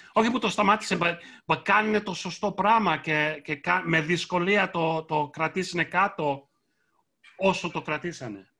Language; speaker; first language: Greek; early bilingual, heritage; Greek